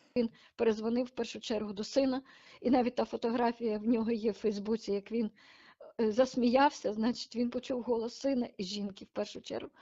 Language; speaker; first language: Ukrainian; native; Ukrainian